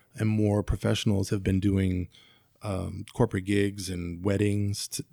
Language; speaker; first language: English; native; English